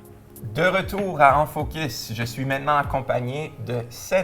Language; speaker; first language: French; native; French